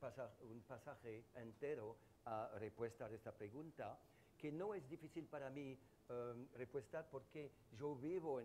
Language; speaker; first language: Spanish; non-native, learner; French